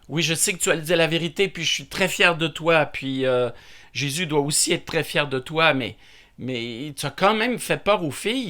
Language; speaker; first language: French; native; French